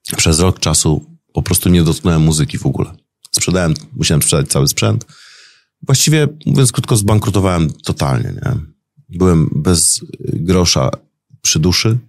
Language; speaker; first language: Polish; native; Polish